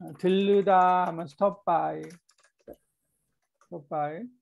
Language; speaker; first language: Korean; native; Korean